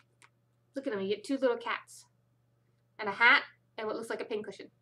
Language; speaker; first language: English; native; English